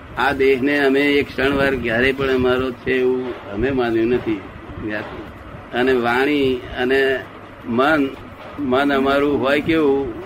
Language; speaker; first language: Gujarati; native; Gujarati